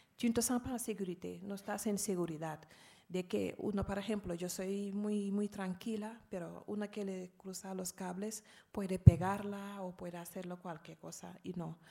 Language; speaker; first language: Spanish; non-native, fluent; Arabic